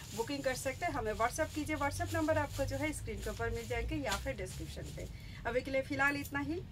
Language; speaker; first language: Hindi; non-native, local second language; Bangla